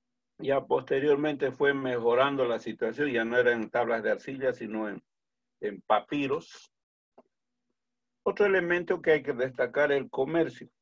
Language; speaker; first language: Spanish; native; Spanish